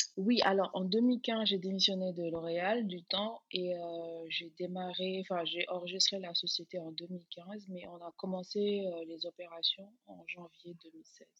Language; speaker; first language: French; non-native, local second language; Serer